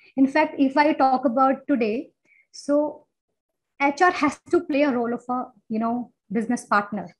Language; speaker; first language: English; non-native, local second language; Hindi